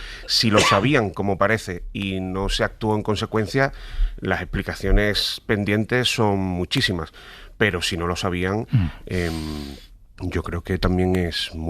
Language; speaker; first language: Spanish; native; Spanish